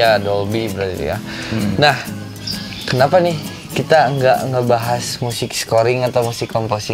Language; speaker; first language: Indonesian; native; Indonesian